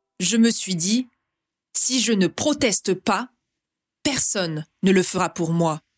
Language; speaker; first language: French; early bilingual, other home language; Vietnamese